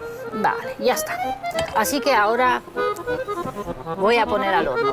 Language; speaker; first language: Spanish; non-native, fluent; Romanian